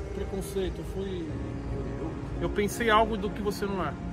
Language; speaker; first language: Portuguese; native; Portuguese